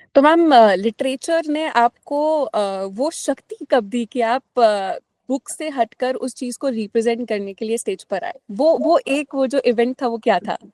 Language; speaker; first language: Hindi; native; Hindi